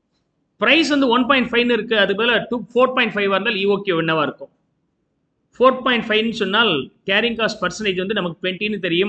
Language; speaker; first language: Tamil; native; Tamil